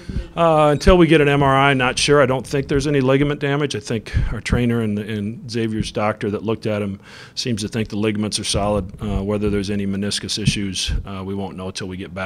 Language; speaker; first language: English; native; English